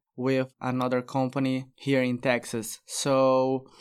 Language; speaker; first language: English; non-native, fluent; Portuguese